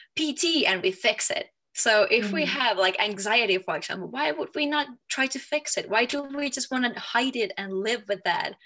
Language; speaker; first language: English; non-native, fluent; Finnish